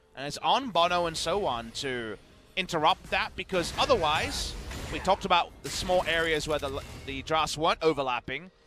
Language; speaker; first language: English; native; English